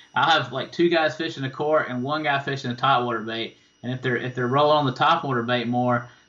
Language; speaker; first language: English; native; English